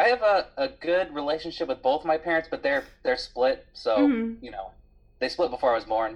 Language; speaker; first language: English; native; English